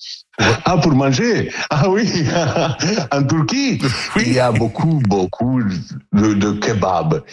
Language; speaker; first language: French; non-native, learner; Italian